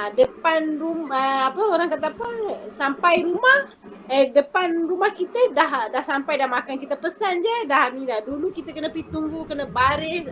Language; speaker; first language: Malay; non-native, local second language; Tamil